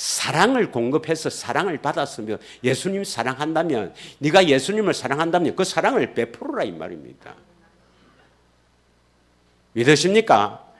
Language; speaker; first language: Korean; native; Korean